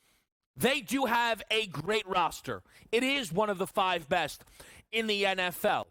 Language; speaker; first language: English; native; English